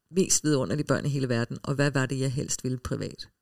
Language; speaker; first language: Danish; early bilingual, heritage; Danish